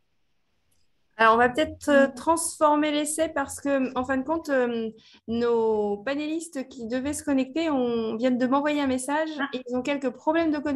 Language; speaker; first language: French; native; French